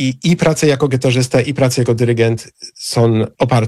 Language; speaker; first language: Polish; non-native, fluent; English